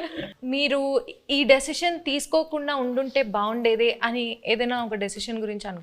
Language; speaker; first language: Telugu; native; Telugu